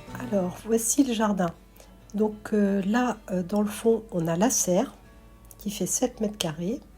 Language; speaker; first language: French; native; French